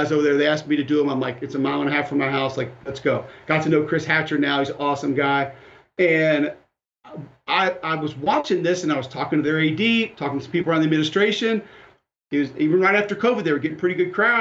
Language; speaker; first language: English; native; English